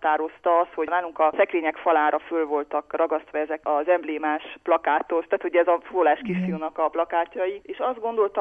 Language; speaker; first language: Hungarian; native; Hungarian